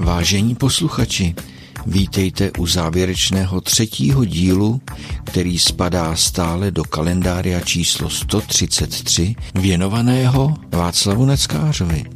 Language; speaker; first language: Czech; native; Czech